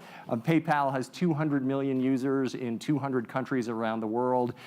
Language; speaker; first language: English; native; English